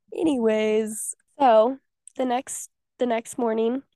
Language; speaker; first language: English; native; English